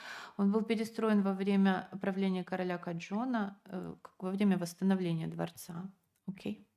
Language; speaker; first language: Russian; native; Russian